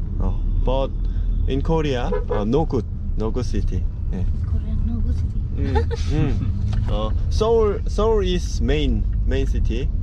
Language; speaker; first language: English; non-native, learner; Korean